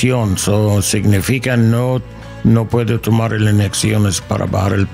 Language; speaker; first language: Spanish; non-native, learner; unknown